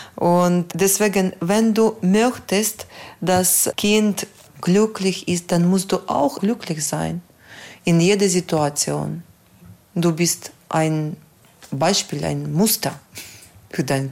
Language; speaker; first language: German; non-native, fluent; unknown